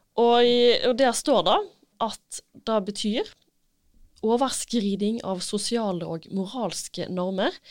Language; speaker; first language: Norwegian; native; Norwegian